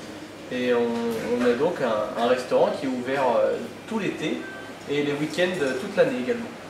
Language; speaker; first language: French; native; French